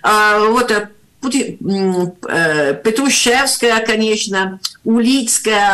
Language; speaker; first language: Russian; non-native, fluent; Italian